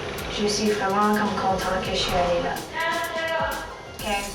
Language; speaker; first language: French; non-native, local second language; English